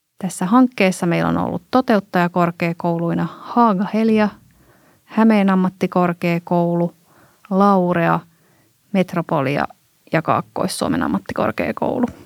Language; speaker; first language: Finnish; native; Finnish